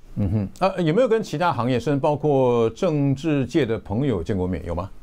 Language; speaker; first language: Chinese; native; Chinese